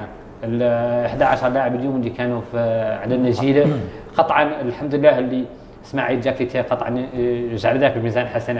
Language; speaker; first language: Arabic; native; Arabic